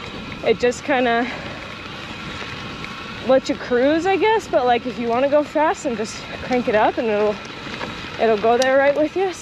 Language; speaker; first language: English; native; English